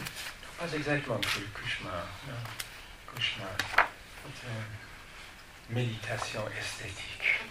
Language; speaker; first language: French; non-native, fluent; English